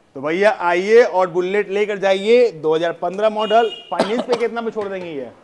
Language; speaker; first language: Hindi; native; Hindi